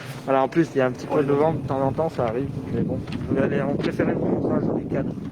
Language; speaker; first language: French; native; French